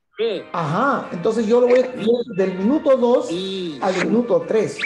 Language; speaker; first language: Spanish; native; Spanish